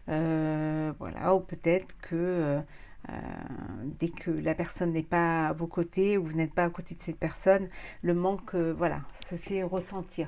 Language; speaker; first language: French; native; French